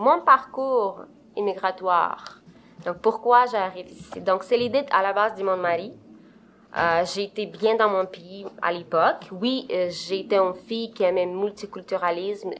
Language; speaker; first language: French; non-native, fluent; Romanian